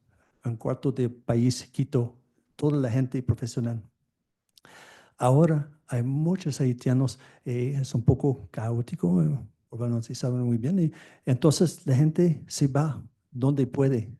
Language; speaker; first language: Spanish; non-native, fluent; French